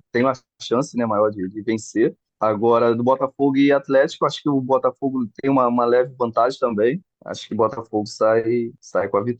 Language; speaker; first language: Portuguese; native; Portuguese